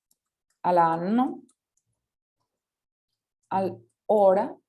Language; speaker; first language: Italian; non-native, fluent; Spanish